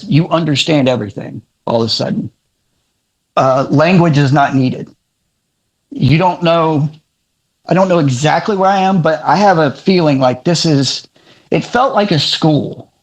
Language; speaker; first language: English; native; English